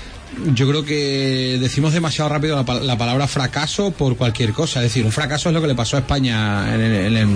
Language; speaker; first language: Spanish; native; Spanish